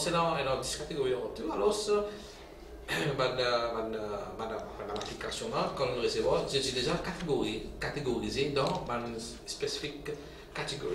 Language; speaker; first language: French; non-native, local second language; Morisyen